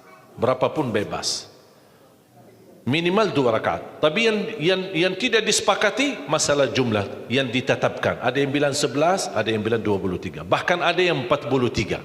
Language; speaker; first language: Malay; non-native, fluent; Arabic